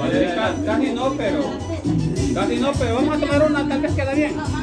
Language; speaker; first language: Spanish; native; Spanish